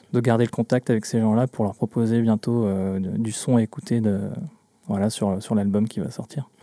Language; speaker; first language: French; native; French